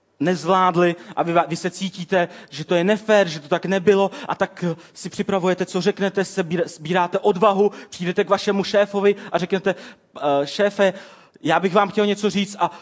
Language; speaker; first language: Czech; native; Czech